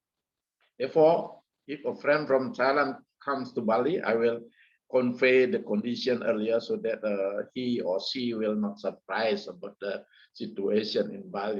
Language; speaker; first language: English; non-native, fluent; Indonesian